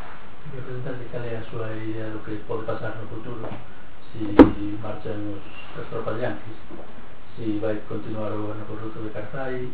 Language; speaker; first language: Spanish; non-native, local second language; Galician